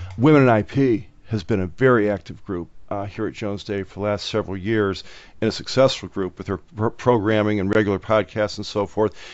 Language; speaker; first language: English; native; English